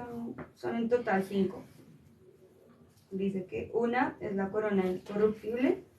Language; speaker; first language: Spanish; native; Spanish